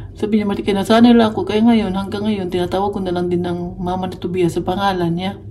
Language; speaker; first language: Filipino; non-native, local second language; Cebuano